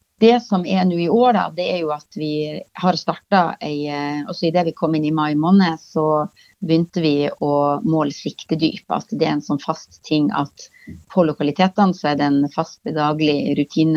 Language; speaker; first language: Norwegian; native; Norwegian